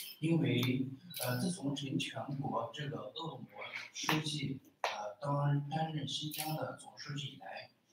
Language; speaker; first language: Chinese; non-native, local second language; Uyghur